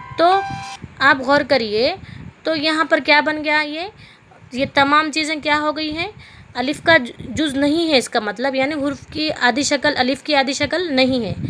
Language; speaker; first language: Urdu; native; Urdu